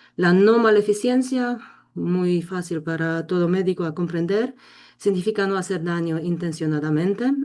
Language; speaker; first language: Spanish; non-native, fluent; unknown